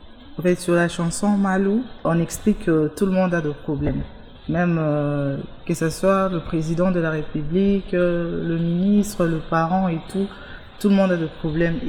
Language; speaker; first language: French; non-native, local second language; Luba-Lulua